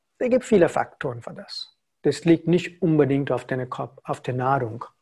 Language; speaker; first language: German; non-native, learner; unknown